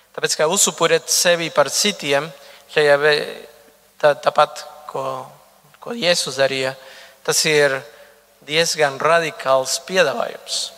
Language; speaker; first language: Latvian; non-native, fluent; Spanish